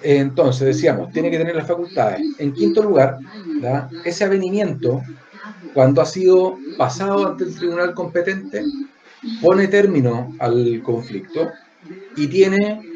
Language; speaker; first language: Spanish; native; Spanish